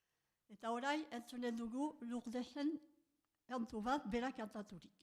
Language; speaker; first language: Basque; native; Basque